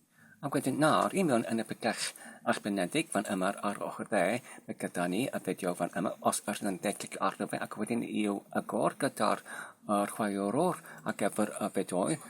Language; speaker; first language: Welsh; non-native, learner; Polish